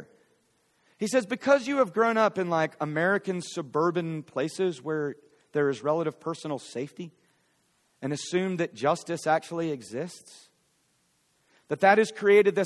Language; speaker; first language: English; native; English